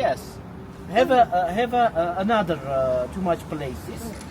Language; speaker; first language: English; non-native, learner; Armenian